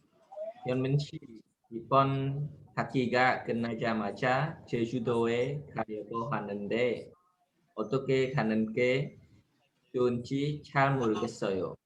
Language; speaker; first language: Korean; non-native, learner; Khmer